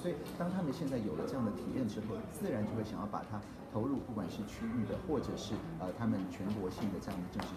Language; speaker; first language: Chinese; native; Chinese